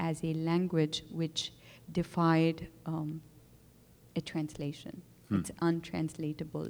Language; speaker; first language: English; non-native, local second language; Urdu